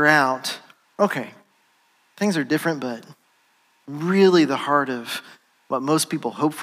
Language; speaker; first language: English; native; English